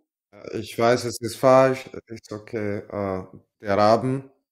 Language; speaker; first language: German; non-native, fluent; Italian